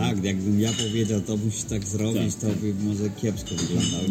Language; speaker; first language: Polish; non-native, fluent; Spanish